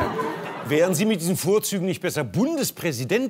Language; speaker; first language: German; native; German